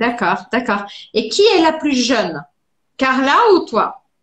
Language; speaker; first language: French; non-native, fluent; Portuguese